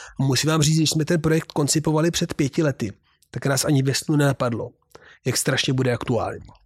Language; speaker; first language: Czech; non-native, fluent; Italian